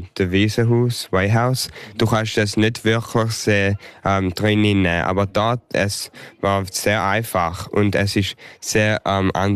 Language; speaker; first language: German; early bilingual, heritage; English